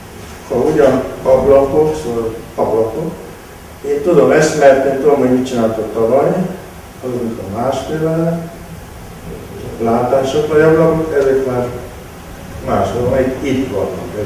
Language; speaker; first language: Hungarian; non-native, local second language; Romanian